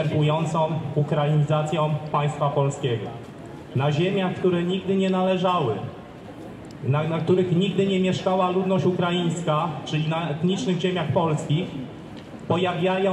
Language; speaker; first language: Polish; native; Polish